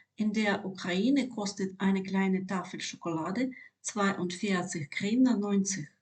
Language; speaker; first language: German; non-native, fluent; Ukrainian